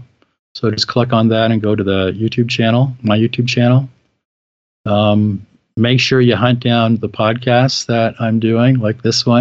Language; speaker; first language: English; native; English